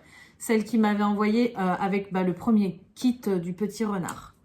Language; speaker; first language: French; native; French